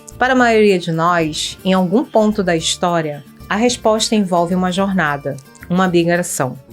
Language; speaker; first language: Portuguese; native; Portuguese